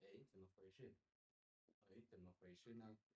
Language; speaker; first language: Chinese; non-native, learner; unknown